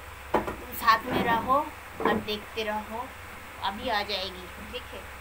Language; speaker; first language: Hindi; non-native, local second language; Bangla